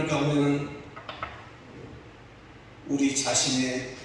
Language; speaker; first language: Korean; native; Korean